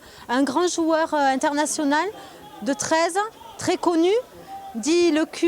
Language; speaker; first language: French; native; French